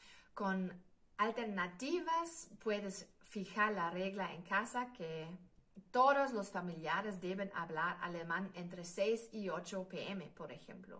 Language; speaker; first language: Spanish; non-native, fluent; German